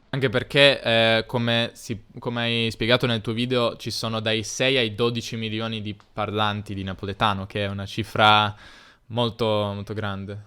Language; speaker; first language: Italian; native; Italian